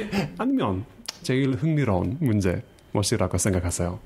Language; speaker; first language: Korean; non-native, fluent; English